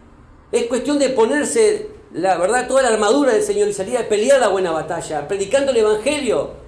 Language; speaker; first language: Spanish; native; Spanish